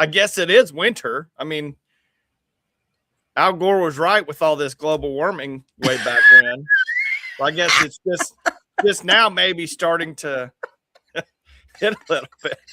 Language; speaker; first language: English; native; English